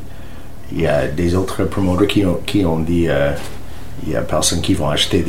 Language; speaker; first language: French; non-native, learner; English